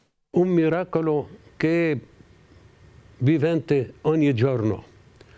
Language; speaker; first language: Italian; non-native, fluent; Arabic